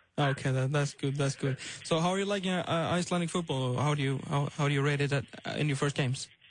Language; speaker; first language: English; non-native, fluent; Icelandic